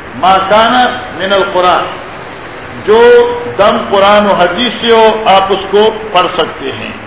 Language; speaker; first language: Urdu; non-native, local second language; Northern Hindko